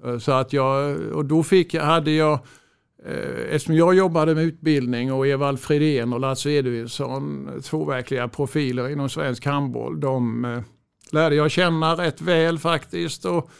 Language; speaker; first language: Swedish; native; Swedish